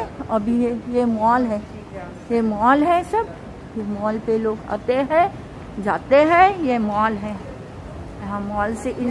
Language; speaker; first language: Hindi; non-native, local second language; Marathi